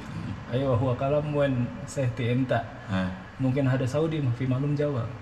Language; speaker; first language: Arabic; non-native, learner; Indonesian